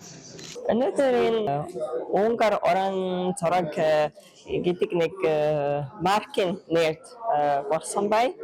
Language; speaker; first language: Mongolian; non-native, fluent; Hungarian